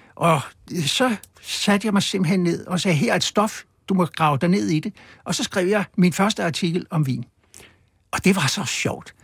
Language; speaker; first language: Danish; native; Danish